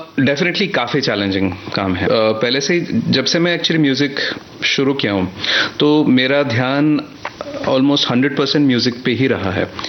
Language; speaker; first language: Hindi; non-native, local second language; Bangla